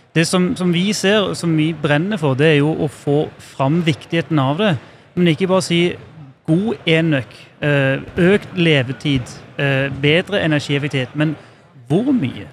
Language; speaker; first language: Norwegian; native; Norwegian